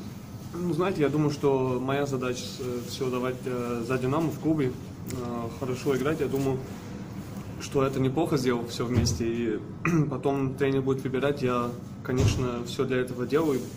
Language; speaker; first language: Russian; non-native, learner; German